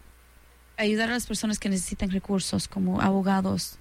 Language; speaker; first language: Spanish; early bilingual, heritage; Spanish